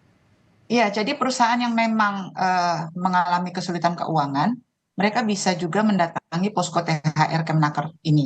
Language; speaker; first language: Indonesian; native; Indonesian